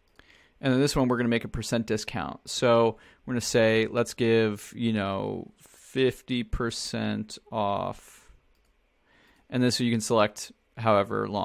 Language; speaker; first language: English; native; English